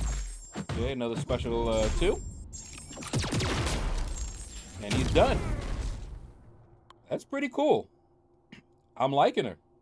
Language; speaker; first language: English; native; English